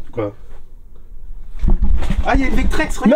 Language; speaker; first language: French; native; French